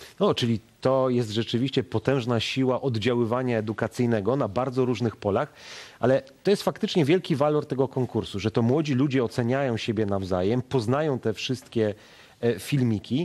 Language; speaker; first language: Polish; native; Polish